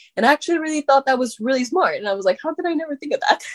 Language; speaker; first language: English; non-native, fluent; French